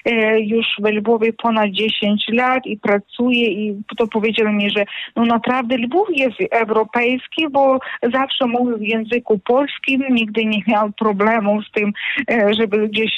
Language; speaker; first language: Polish; non-native, fluent; Ukrainian